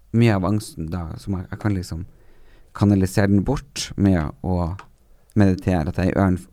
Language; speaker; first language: Norwegian; native; Norwegian